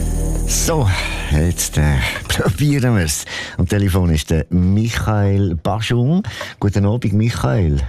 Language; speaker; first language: German; native; German